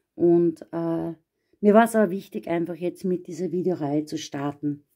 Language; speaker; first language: German; native; German